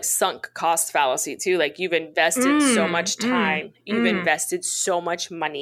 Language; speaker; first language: English; native; English